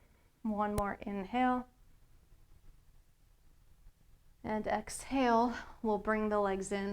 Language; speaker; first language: English; native; English